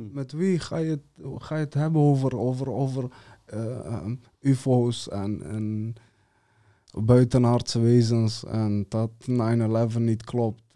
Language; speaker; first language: Dutch; early bilingual, other home language; Serbian